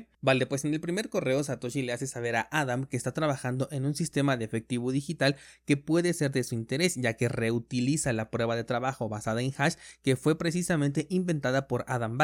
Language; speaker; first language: Spanish; native; Spanish